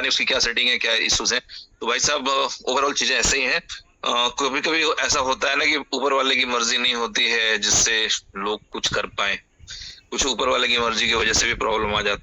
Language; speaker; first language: Hindi; native; Hindi